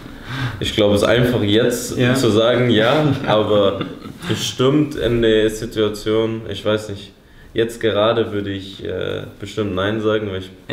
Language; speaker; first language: German; early bilingual, heritage; English